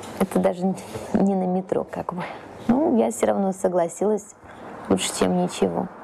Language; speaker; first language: Russian; early bilingual, heritage; Russian